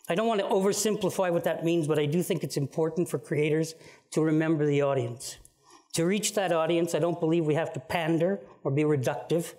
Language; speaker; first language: English; native; English